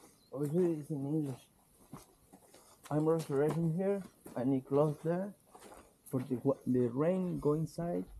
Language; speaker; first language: English; non-native, learner; Spanish